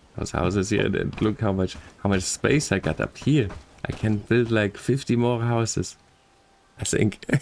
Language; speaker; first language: English; non-native, fluent; German